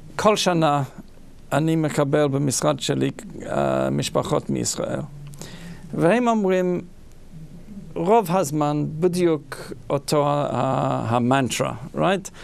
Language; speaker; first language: Hebrew; non-native, fluent; English